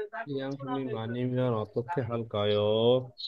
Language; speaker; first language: Korean; non-native, fluent; Bangla